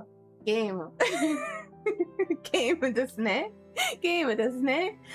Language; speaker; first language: Japanese; non-native, learner; English